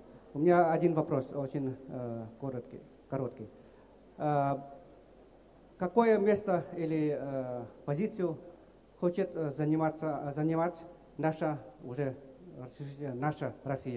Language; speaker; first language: Russian; non-native, fluent; Vietnamese